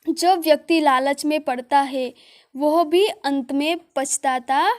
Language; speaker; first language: Hindi; non-native, local second language; Gujarati